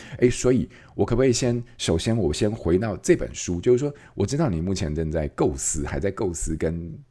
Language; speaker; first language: Chinese; native; Chinese